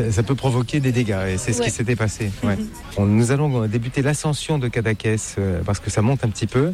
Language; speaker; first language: French; native; French